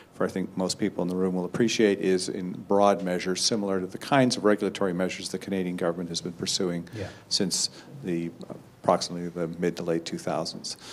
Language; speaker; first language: English; native; English